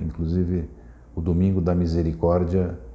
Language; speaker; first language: Portuguese; native; Portuguese